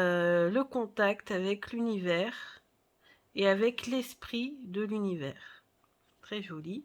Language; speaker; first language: French; native; French